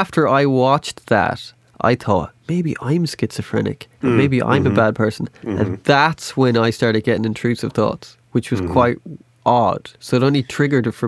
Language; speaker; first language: English; native; English